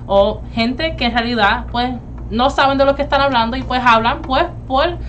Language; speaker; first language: Spanish; early bilingual, heritage; Spanish